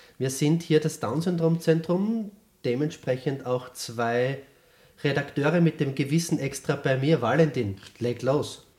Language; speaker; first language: German; native; German